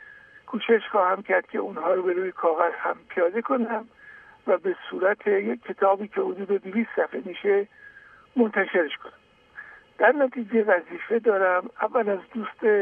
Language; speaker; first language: Persian; native; Persian